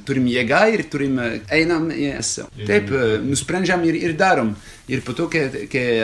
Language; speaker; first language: Lithuanian; non-native, fluent; French